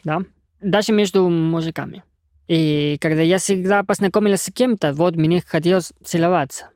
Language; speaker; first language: Russian; non-native, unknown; Spanish